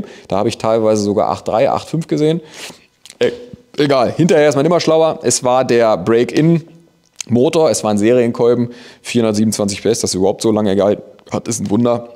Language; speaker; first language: German; native; German